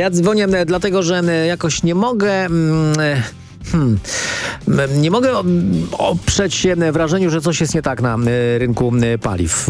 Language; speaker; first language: Polish; native; Polish